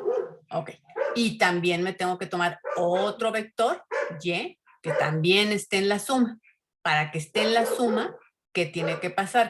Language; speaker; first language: Spanish; native; Spanish